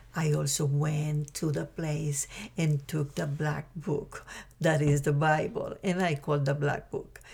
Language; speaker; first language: English; non-native, fluent; Spanish